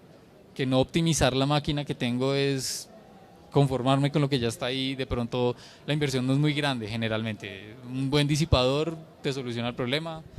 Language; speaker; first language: Spanish; native; Spanish